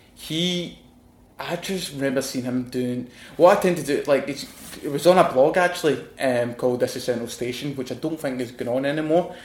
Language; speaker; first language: English; native; English